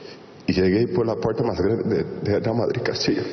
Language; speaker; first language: Spanish; non-native, fluent; Portuguese